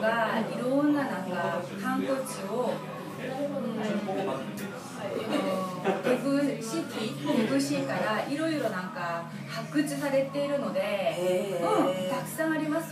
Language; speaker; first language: Japanese; non-native, fluent; Korean